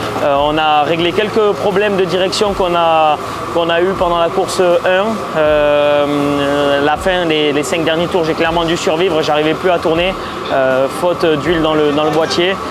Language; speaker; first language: French; native; French